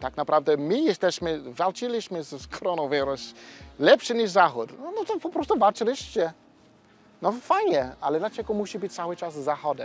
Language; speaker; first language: Polish; non-native, fluent; English